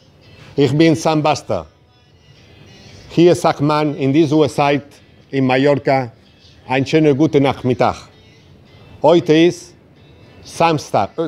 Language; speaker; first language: German; non-native, learner; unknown